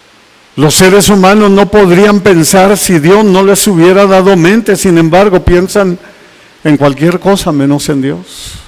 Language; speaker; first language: Spanish; native; Spanish